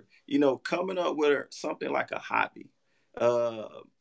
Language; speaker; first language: English; native; English